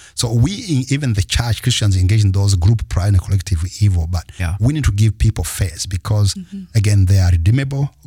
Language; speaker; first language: English; non-native, local second language; Kinyarwanda